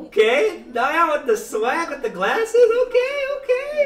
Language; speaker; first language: English; native; English